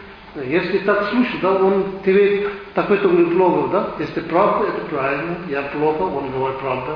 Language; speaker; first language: Russian; non-native, learner; Tibetan